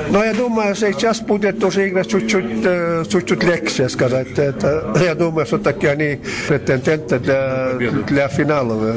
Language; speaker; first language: Russian; non-native, learner; Estonian